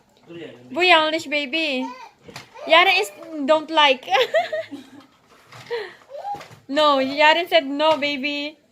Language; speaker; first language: English; non-native, local second language; Filipino